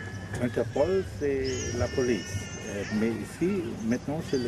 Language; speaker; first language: French; non-native, learner; German